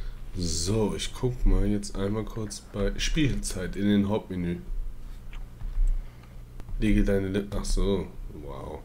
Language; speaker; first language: German; native; German